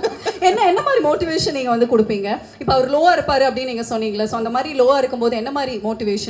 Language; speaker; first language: Tamil; native; Tamil